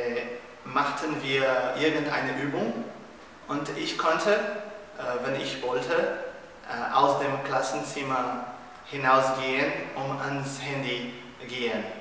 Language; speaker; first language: German; non-native, learner; Portuguese